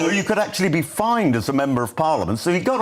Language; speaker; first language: English; native; English